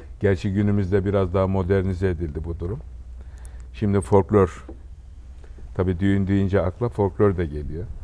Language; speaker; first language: Turkish; native; Turkish